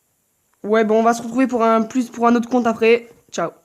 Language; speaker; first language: French; native; French